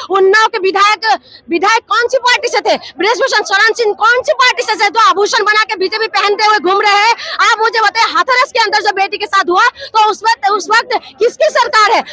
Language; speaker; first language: Hindi; non-native, local second language; Assamese